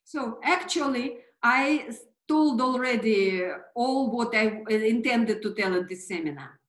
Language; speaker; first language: English; non-native, fluent; Russian